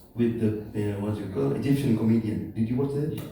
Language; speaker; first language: English; non-native, learner; Indonesian